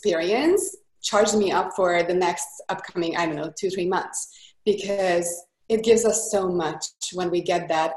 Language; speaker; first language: English; non-native, fluent; Hungarian